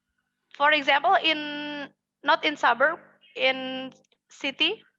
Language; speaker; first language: English; non-native, fluent; Indonesian